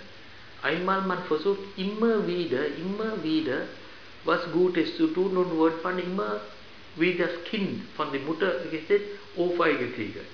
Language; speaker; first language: German; non-native, fluent; Sinhala